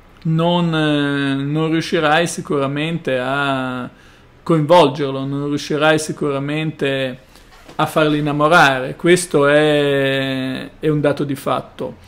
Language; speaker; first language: Italian; native; Italian